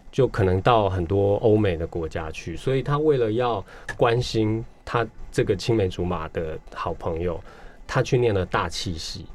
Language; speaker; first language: Chinese; non-native, local second language; Min Nan Chinese